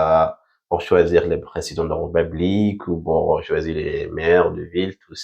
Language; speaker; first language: French; non-native, fluent; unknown